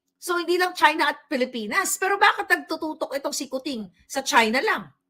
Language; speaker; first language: Filipino; non-native, local second language; Cebuano